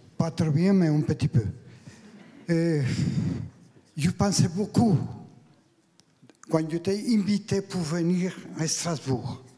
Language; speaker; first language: French; non-native, learner; Spanish